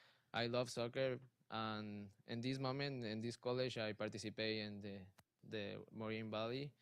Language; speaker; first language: English; non-native, learner; Spanish